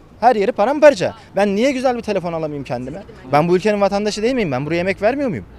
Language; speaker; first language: Turkish; native; Turkish